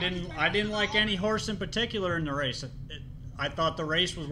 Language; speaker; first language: English; native; English